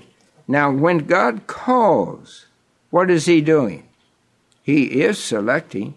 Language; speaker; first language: English; native; English